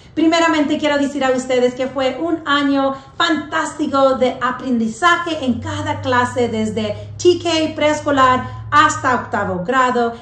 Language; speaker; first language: Spanish; early bilingual, heritage; English